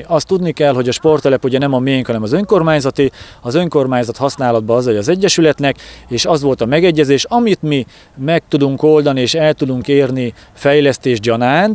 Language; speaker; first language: Hungarian; native; Hungarian